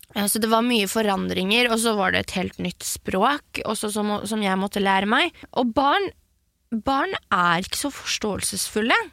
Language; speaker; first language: Norwegian; early bilingual, other home language; French